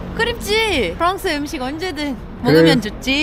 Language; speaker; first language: Korean; non-native, fluent; French